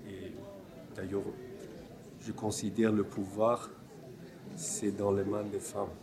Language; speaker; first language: French; non-native, fluent; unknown